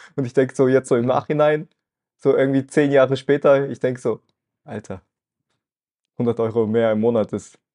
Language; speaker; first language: German; early bilingual, other home language; Russian